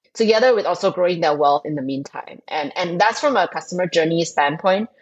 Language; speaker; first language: English; non-native, fluent; Thai